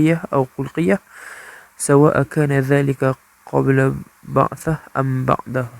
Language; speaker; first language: Arabic; non-native, learner; Malay